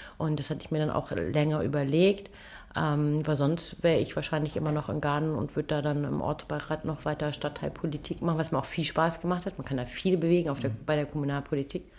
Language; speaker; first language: German; early bilingual, other home language; Turkish